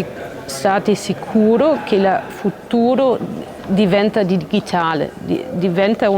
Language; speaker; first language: Italian; non-native, learner; German